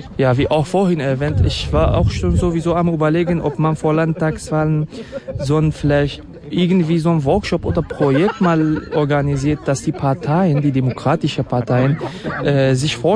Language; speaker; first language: German; non-native, fluent; Kurdish